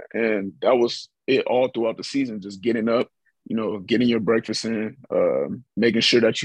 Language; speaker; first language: English; native; English